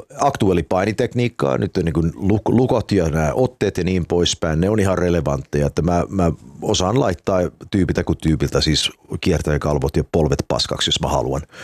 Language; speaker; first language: Finnish; early bilingual, heritage; Finnish